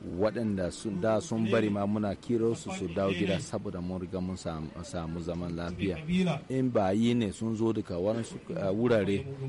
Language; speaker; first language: Hausa; non-native, local second language; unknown